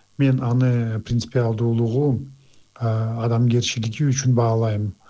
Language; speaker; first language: Kyrgyz; non-native, local second language; Azerbaijani